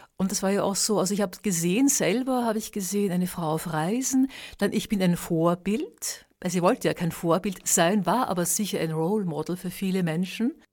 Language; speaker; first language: German; native; German